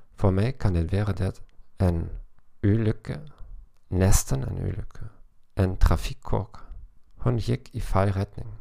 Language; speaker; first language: Norwegian; non-native, learner; German